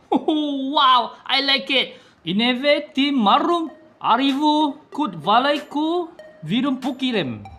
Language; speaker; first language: English; non-native, local second language; Malay